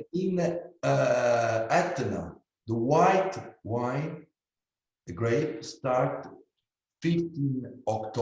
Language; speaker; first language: English; non-native, learner; Italian